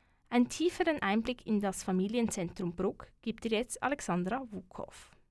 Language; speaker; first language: German; native; German